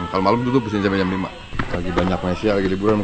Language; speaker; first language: Indonesian; native; Indonesian